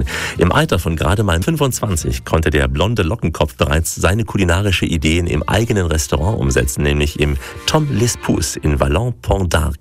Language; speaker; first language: German; native; German